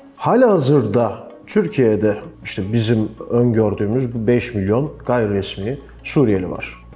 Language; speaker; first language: Turkish; native; Turkish